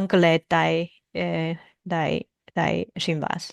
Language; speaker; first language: French; non-native, learner; Chinese